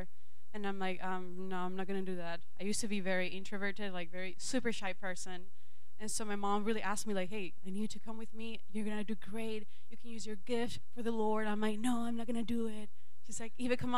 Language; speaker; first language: English; non-native, fluent; Spanish